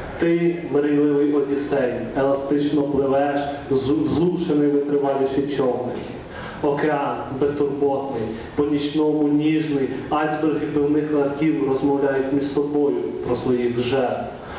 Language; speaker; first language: Ukrainian; native; Ukrainian